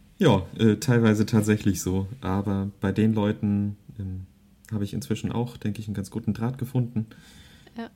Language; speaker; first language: German; early bilingual, other home language; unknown